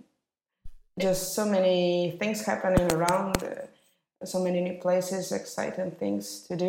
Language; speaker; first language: English; non-native, fluent; Russian